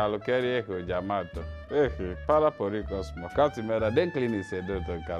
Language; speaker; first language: Greek; non-native, learner; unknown